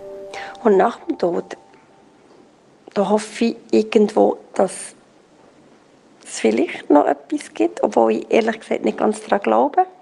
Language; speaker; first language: German; native; German